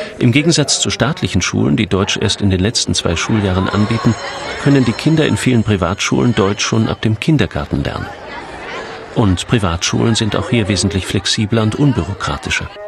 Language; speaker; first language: German; native; German